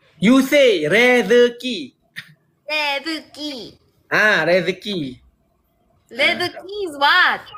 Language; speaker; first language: English; non-native, learner; Malay